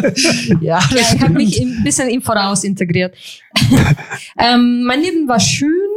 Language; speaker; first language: German; non-native, fluent; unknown